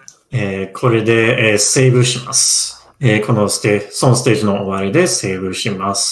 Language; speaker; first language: Japanese; non-native, learner; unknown